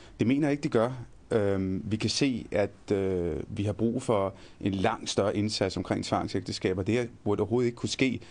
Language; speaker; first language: Danish; early bilingual, other home language; Punjabi